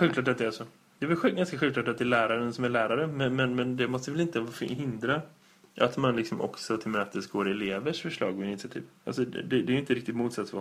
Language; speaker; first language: Swedish; native; Swedish